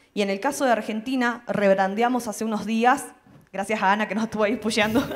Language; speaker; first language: Spanish; native; Spanish